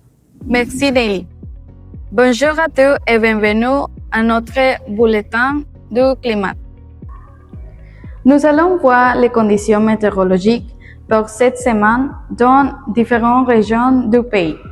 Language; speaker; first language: French; non-native, learner; Spanish